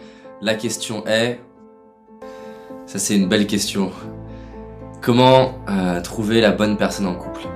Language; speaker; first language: French; native; French